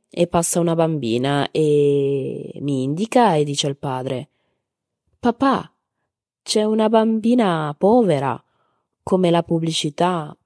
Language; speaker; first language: Italian; native; Italian